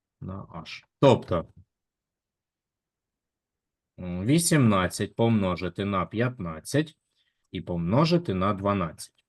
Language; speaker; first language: Ukrainian; native; Ukrainian